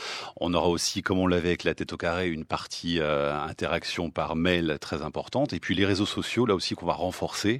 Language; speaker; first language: French; native; French